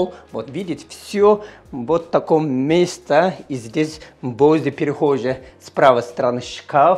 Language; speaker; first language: Russian; non-native, learner; Turkish